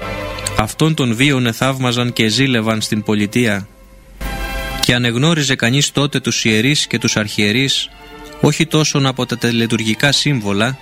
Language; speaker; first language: Greek; native; Greek